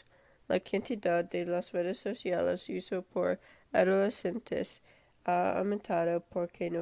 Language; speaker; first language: Spanish; non-native, learner; English